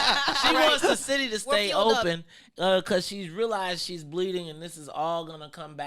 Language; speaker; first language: English; native; English